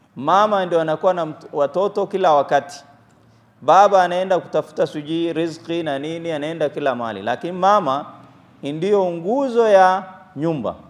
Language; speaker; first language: Swahili; non-native, local second language; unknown